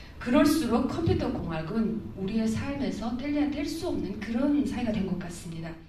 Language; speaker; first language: Korean; native; Korean